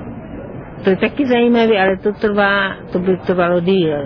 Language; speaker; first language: Czech; non-native, fluent; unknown